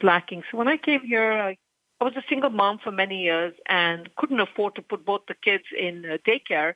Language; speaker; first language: English; non-native, local second language; Punjabi